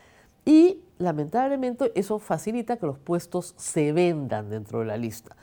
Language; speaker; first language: Spanish; native; Spanish